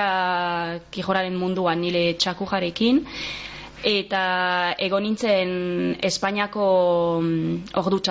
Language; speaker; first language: Basque; non-native, local second language; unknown